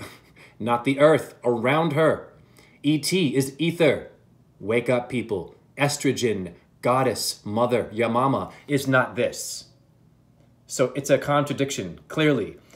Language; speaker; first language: English; native; English